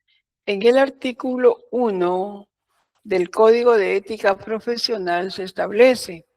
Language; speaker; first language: Spanish; native; Spanish